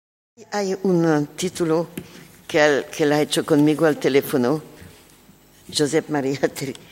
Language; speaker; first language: Spanish; non-native, learner; French